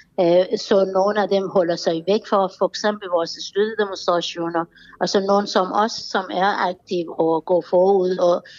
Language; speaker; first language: Danish; non-native, fluent; Persian